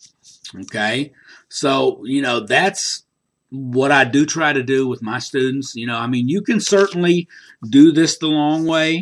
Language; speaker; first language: English; native; English